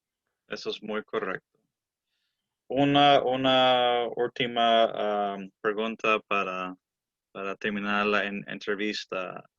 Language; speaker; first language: Spanish; early bilingual, heritage; English